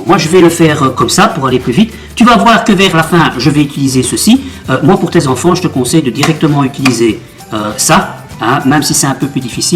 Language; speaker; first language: French; native; French